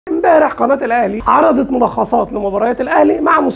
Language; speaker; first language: Arabic; native; Arabic